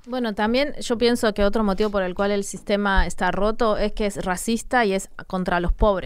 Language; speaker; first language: Spanish; native; Spanish